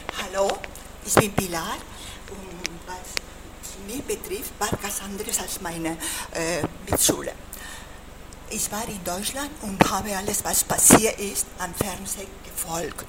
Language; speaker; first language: German; non-native, fluent; Spanish